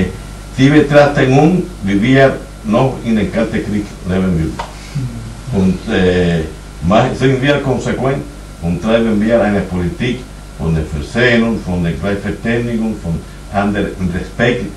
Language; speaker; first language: German; non-native, fluent; Spanish